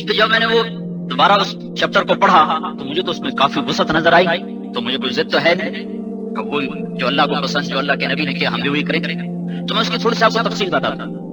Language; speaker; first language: Urdu; non-native, local second language; Punjabi